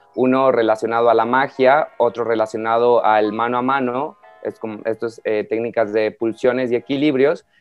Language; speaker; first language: Spanish; native; Spanish